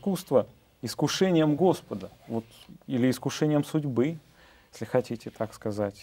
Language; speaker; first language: Russian; native; Russian